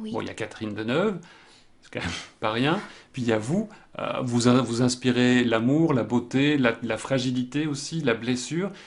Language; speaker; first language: French; native; French